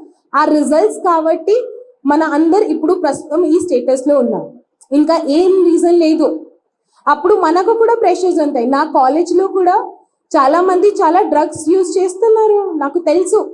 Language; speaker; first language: Telugu; non-native, fluent; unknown